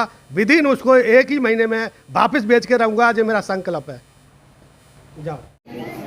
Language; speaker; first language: Hindi; native; Hindi